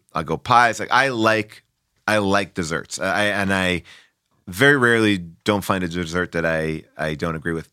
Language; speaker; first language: English; native; English